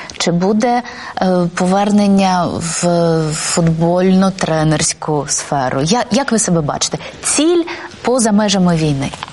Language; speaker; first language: Ukrainian; native; Ukrainian